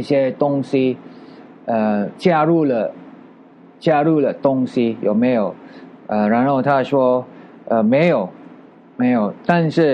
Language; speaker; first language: Chinese; non-native, learner; Filipino